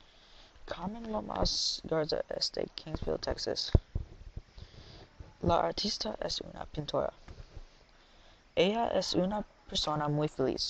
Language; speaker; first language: Spanish; non-native, learner; English